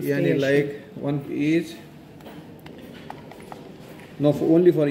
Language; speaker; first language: English; non-native, learner; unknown